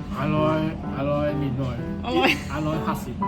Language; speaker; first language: Thai; non-native, learner; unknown